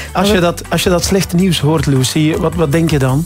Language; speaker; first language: Dutch; native; Dutch